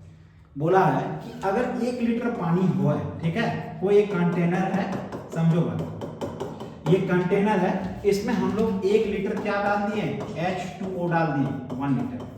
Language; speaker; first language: Hindi; native; Hindi